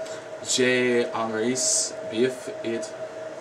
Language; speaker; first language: French; non-native, learner; English